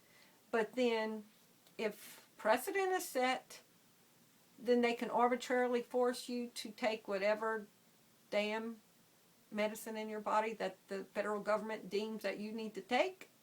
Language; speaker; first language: English; native; English